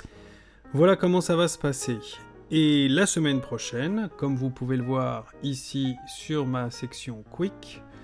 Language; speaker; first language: French; native; French